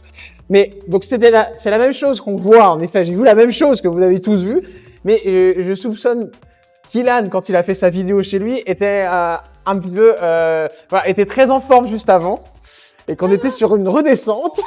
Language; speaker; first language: French; native; French